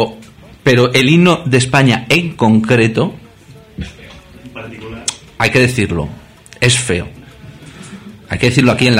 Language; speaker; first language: Spanish; native; Spanish